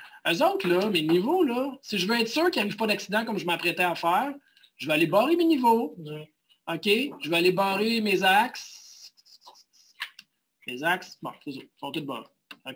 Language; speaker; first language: French; native; French